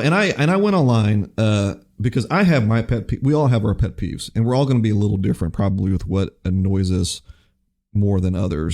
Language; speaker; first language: English; native; English